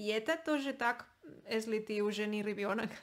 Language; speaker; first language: Russian; non-native, learner; Spanish